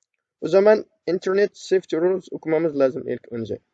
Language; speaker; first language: Turkish; non-native, fluent; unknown